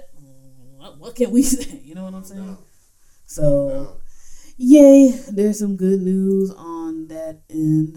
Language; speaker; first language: English; native; English